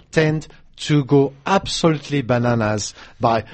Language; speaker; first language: English; non-native, fluent; French